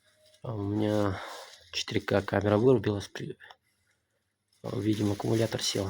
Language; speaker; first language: Russian; non-native, local second language; Yakut